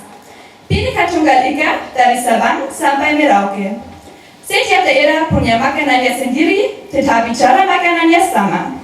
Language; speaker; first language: Indonesian; non-native, learner; German